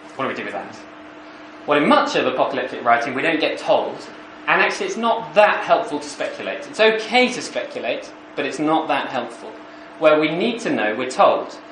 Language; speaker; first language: English; native; English